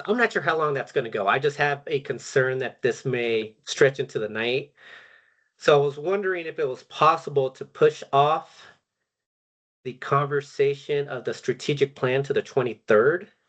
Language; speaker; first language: English; native; English